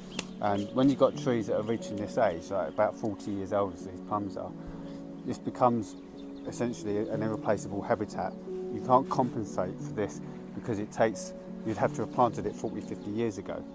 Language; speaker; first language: English; native; English